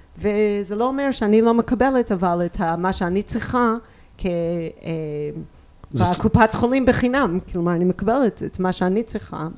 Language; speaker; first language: Hebrew; non-native, fluent; English